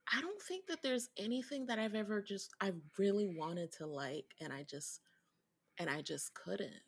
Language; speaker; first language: English; early bilingual, other home language; Haitian Creole